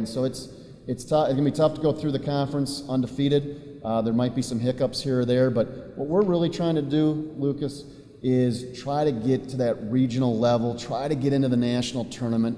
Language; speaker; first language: English; native; English